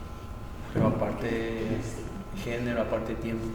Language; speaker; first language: Spanish; non-native, local second language; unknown